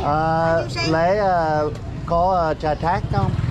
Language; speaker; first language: Vietnamese; non-native, learner; English